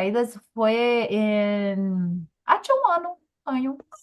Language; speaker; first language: Spanish; non-native, learner; Portuguese